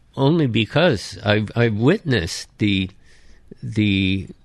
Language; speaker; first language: English; early bilingual, other home language; Japanese